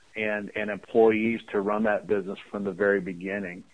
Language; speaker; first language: English; native; English